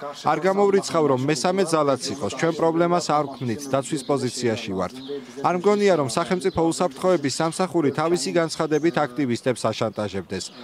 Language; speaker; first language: Georgian; non-native, local second language; Azerbaijani